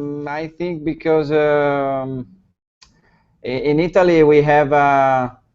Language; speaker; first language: English; non-native, learner; Italian